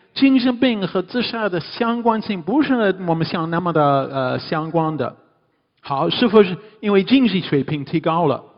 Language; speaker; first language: Chinese; non-native, fluent; English